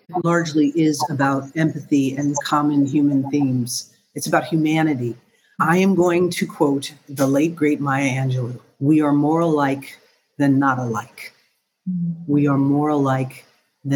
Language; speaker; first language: English; native; English